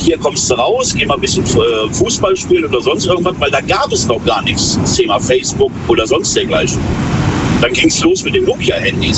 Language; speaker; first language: German; native; German